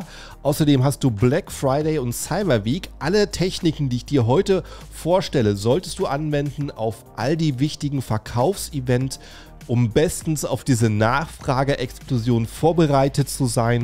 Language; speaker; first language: German; native; German